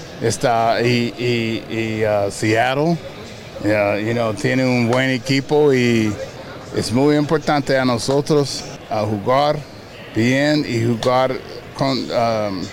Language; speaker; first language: Spanish; non-native, learner; English